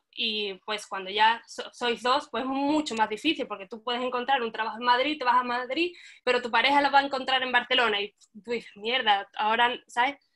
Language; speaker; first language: Spanish; native; Spanish